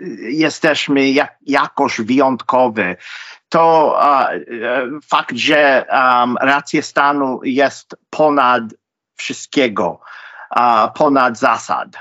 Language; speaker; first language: Polish; non-native, fluent; English